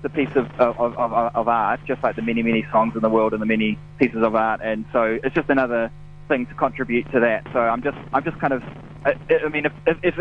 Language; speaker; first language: English; native; English